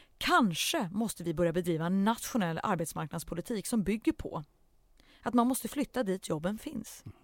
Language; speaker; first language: Swedish; early bilingual, other home language; Central Kurdish